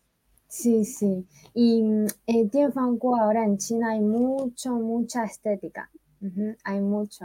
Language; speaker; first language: Spanish; non-native, fluent; Chinese